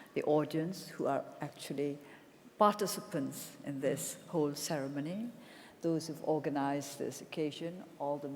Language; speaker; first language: English; non-native, fluent; Burmese